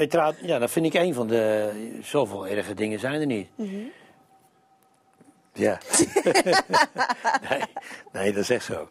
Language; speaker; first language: Dutch; native; Dutch